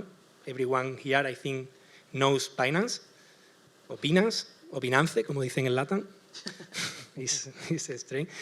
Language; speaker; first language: English; non-native, learner; Spanish